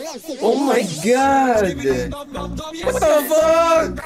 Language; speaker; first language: English; non-native, local second language; Filipino